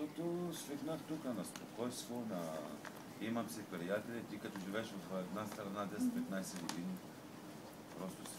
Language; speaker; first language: Bulgarian; non-native, learner; Arabic